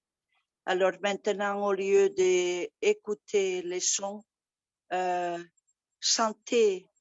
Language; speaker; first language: French; non-native, fluent; Catalan